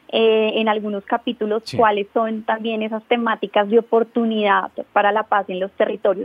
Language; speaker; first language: Spanish; native; Spanish